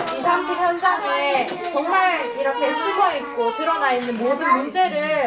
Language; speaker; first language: Korean; native; Korean